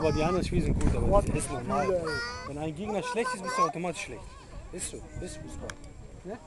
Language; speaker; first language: German; native; German